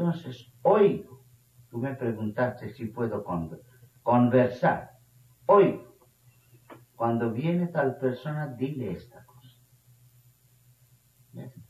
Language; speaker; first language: Spanish; non-native, fluent; Bangla